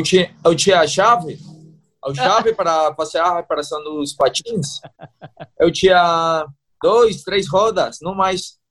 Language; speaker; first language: Portuguese; non-native, learner; Spanish